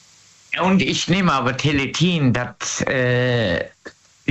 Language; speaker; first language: German; native; German